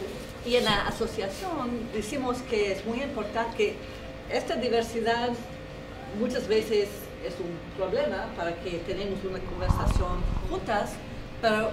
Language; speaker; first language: Spanish; non-native, fluent; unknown